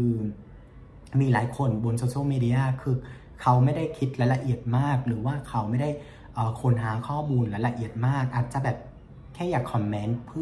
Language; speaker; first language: Thai; non-native, fluent; Vietnamese